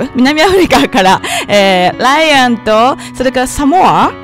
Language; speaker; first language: Japanese; native; Japanese